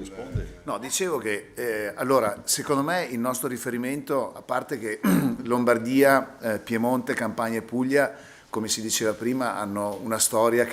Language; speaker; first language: Italian; native; Italian